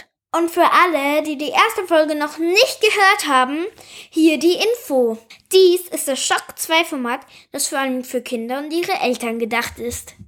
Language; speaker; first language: German; native; German